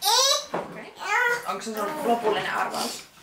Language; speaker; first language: Finnish; native; Finnish